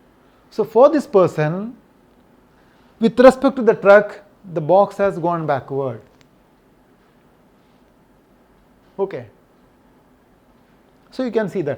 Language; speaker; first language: English; non-native, local second language; Malayalam